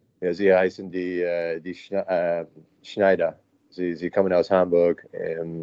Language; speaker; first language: German; non-native, learner; English